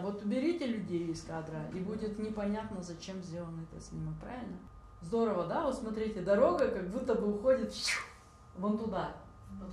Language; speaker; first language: Russian; native; Russian